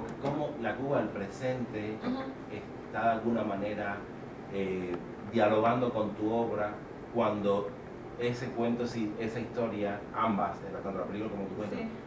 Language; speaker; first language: Spanish; native; Spanish